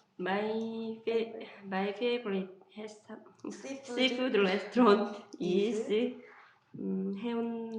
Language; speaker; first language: English; non-native, learner; Korean